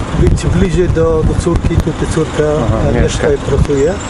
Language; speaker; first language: Polish; early bilingual, heritage; Polish